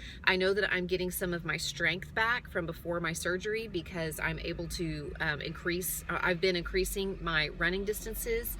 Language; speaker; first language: English; native; English